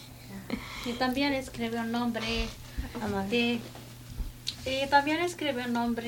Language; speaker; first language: Spanish; non-native, learner; Arabic